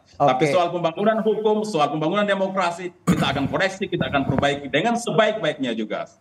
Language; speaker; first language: Indonesian; native; Indonesian